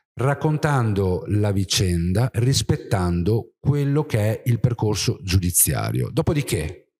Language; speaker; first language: Italian; native; Italian